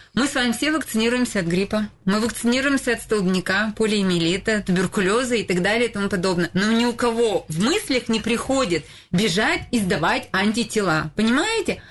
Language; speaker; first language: Russian; native; Russian